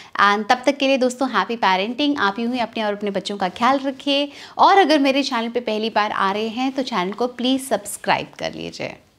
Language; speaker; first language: Hindi; native; Hindi